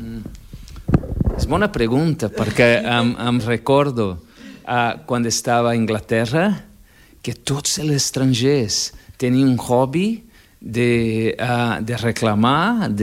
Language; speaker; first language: Catalan; non-native, fluent; Portuguese